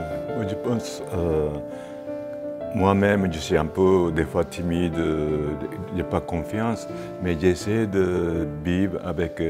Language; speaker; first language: French; non-native, fluent; Japanese